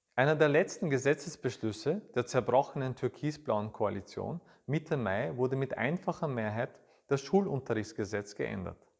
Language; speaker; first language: German; early bilingual, other home language; Turkish